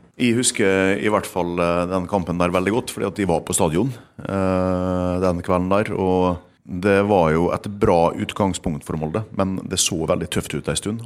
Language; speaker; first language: Norwegian; native; Norwegian